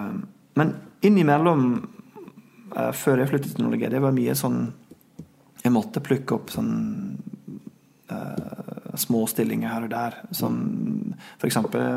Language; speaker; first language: Norwegian; non-native, fluent; English